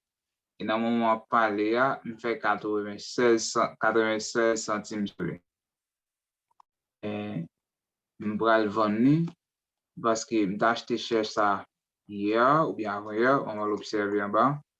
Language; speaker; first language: French; non-native, learner; Haitian Creole